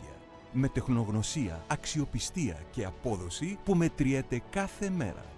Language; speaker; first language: Greek; native; Greek